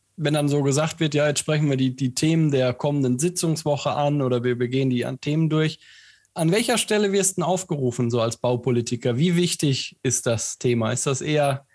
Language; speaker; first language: German; native; German